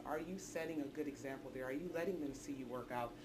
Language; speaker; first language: English; native; English